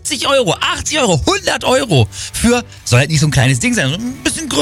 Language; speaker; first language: German; native; German